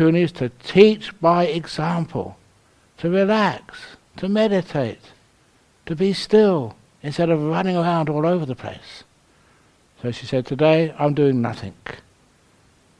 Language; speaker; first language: English; native; English